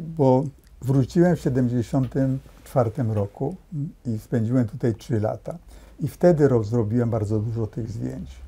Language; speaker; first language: Polish; early bilingual, heritage; Polish